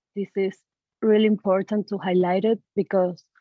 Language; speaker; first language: English; non-native, learner; Spanish